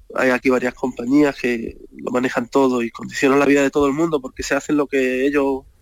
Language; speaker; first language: Spanish; native; Spanish